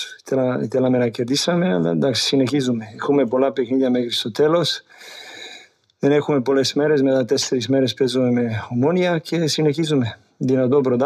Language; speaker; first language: Greek; non-native, learner; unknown